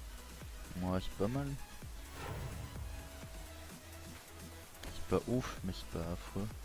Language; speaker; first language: French; native; French